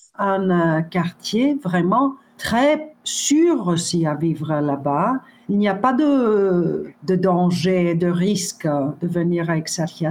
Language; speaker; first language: French; non-native, fluent; Greek